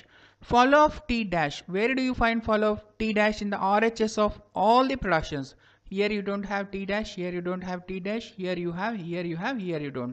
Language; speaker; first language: English; non-native, local second language; Kannada